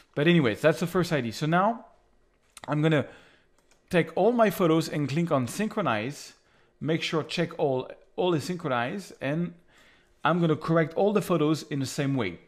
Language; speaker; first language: English; non-native, fluent; French